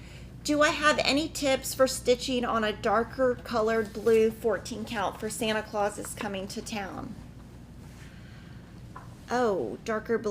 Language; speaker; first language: English; native; English